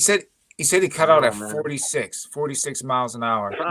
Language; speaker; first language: English; native; English